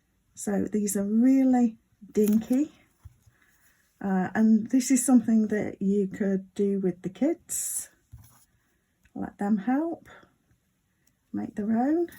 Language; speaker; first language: English; native; English